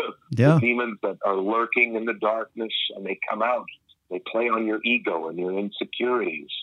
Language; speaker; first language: English; native; English